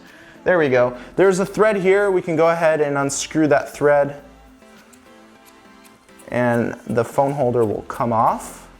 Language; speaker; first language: English; native; English